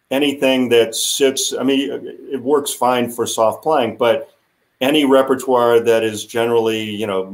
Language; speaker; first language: English; native; English